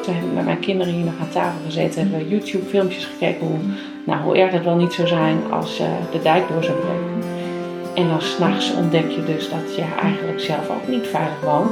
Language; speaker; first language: Dutch; native; Dutch